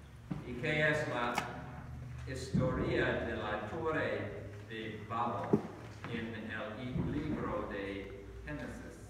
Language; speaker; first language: Spanish; non-native, learner; English